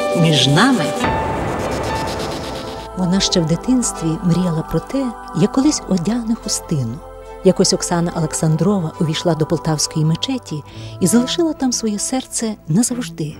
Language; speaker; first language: Ukrainian; native; Ukrainian